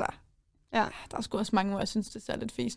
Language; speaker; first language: Danish; native; Danish